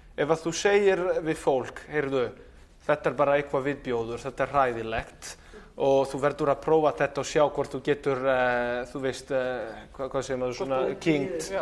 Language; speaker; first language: Icelandic; non-native, fluent; Italian